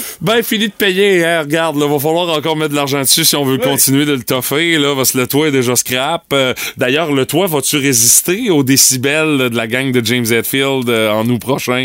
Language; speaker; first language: French; native; French